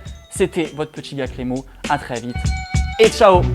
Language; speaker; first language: French; native; French